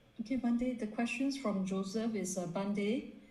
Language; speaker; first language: English; non-native, learner; Vietnamese